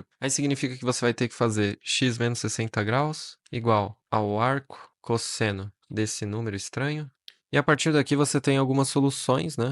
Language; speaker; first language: Portuguese; native; Portuguese